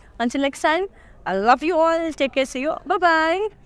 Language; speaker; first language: English; non-native, local second language; Telugu